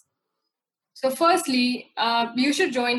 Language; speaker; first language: English; non-native, local second language; Hindi